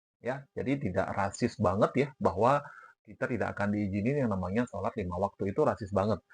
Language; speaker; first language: Indonesian; native; Indonesian